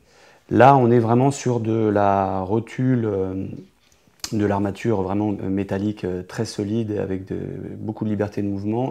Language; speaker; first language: French; native; French